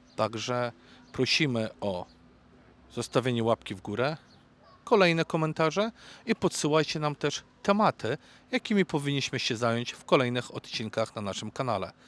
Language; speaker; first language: Polish; native; Polish